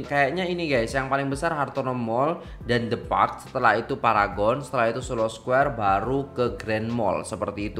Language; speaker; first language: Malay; non-native, local second language; Javanese